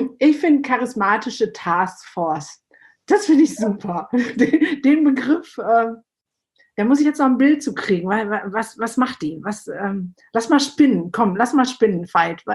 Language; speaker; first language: German; early bilingual, other home language; Turkish